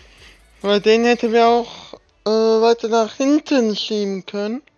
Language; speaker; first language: German; native; German